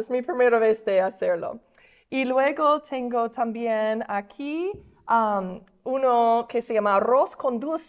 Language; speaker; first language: Spanish; non-native, fluent; English